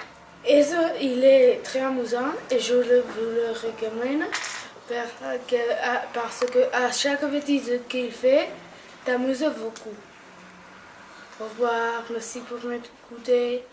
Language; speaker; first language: French; non-native, learner; Catalan